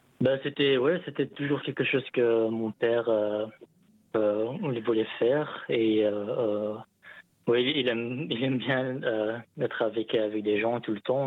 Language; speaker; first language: French; non-native, local second language; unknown